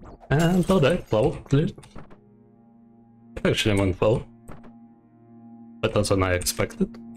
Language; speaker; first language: English; non-native, learner; Russian